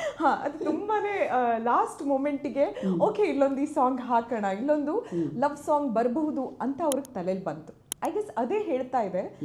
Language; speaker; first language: Kannada; native; Kannada